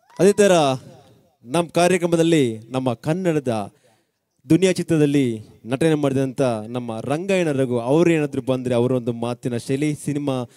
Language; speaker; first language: Kannada; non-native, local second language; Malayalam